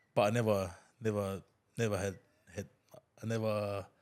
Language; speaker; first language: English; non-native, fluent; Tongan